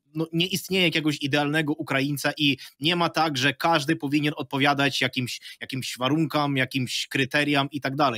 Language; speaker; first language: Polish; non-native, fluent; Ukrainian